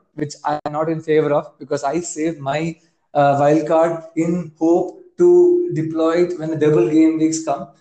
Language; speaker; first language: English; non-native, local second language; Malayalam